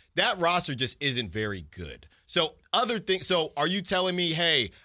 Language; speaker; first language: English; native; English